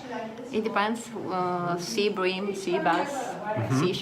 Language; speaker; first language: English; non-native, fluent; Italian